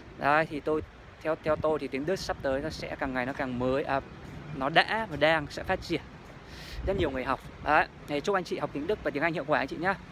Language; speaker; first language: Vietnamese; native; Vietnamese